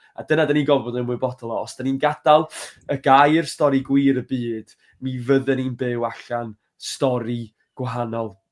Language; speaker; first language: Welsh; native; Welsh